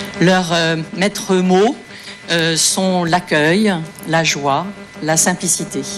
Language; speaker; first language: French; native; French